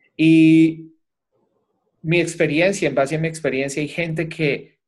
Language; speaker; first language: Spanish; native; Spanish